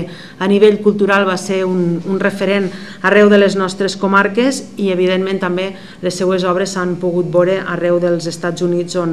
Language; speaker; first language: Catalan; native; Catalan